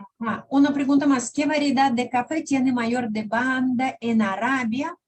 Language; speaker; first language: Spanish; non-native, fluent; Russian